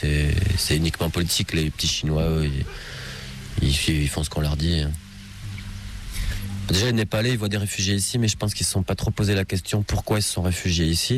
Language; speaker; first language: French; native; French